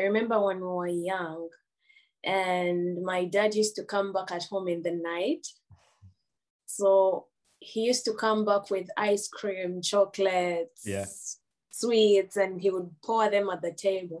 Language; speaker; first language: English; non-native, local second language; Ganda